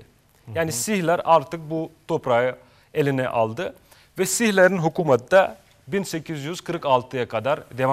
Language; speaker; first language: Turkish; non-native, fluent; Kashmiri